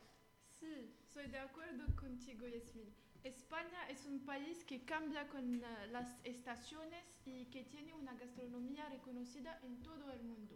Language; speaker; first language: Spanish; non-native, learner; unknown